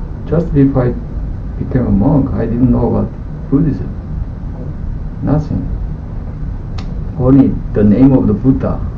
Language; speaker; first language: English; non-native, learner; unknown